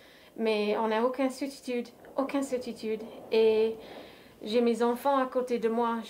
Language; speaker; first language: French; non-native, fluent; English